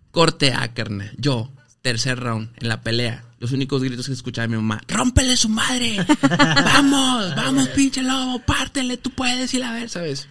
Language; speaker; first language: Spanish; native; Spanish